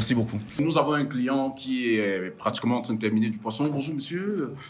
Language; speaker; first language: French; native; French